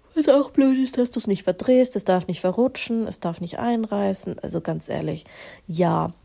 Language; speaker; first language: German; native; German